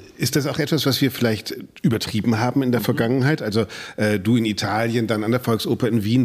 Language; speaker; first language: German; native; German